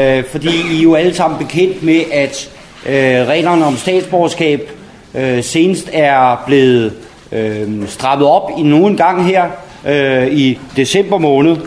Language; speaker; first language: Danish; native; Danish